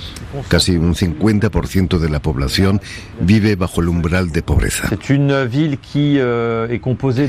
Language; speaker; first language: Spanish; native; Spanish